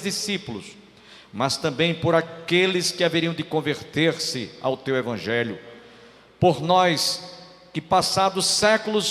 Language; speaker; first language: Portuguese; native; Portuguese